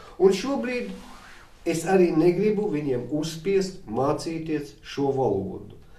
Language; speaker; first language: Latvian; native; Latvian